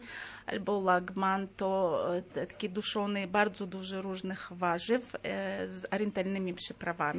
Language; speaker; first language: Polish; non-native, fluent; Crimean Tatar